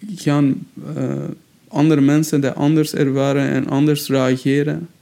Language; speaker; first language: Dutch; non-native, fluent; Persian